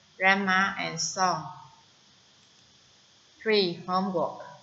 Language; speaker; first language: English; non-native, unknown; Vietnamese